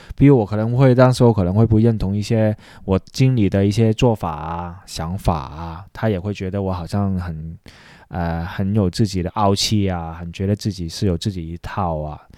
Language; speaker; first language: Chinese; non-native, local second language; Cantonese